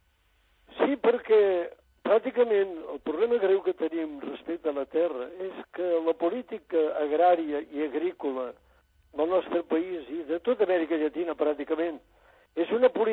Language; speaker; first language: Catalan; native; Catalan